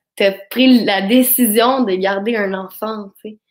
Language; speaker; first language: French; native; French